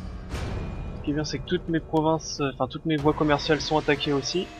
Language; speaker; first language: French; native; French